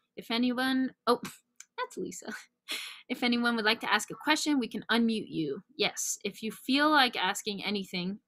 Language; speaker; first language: English; native; English